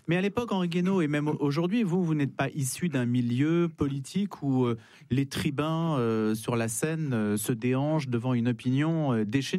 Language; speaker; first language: French; native; French